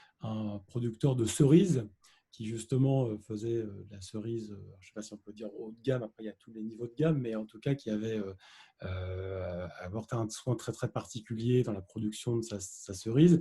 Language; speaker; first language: French; native; French